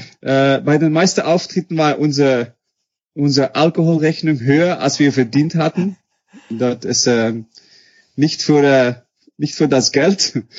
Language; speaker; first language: German; non-native, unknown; Dutch